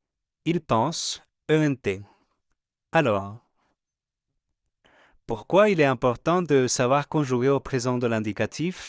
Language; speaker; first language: French; non-native, fluent; Spanish